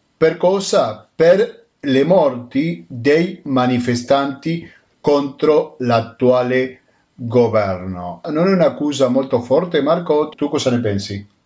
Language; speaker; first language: Italian; non-native, fluent; Spanish